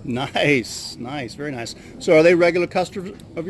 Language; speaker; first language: English; native; English